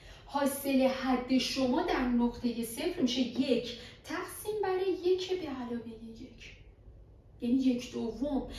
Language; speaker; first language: Persian; native; Persian